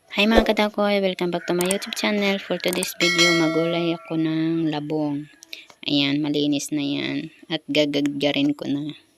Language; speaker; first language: Filipino; non-native, local second language; Cebuano